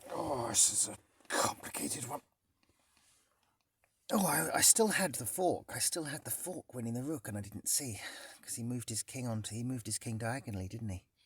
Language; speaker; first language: English; native; English